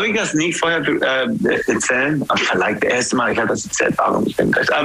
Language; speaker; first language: German; non-native, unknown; English